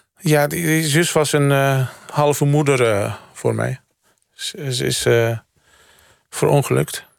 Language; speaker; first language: Dutch; early bilingual, other home language; Turkish